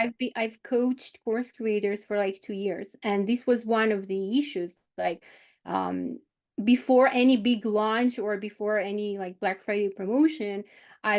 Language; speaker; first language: English; non-native, fluent; Romanian